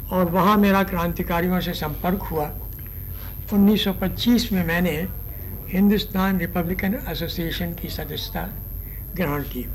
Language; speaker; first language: Hindi; native; Hindi